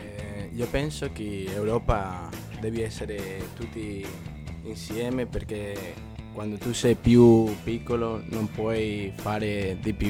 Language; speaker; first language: Italian; non-native, learner; Spanish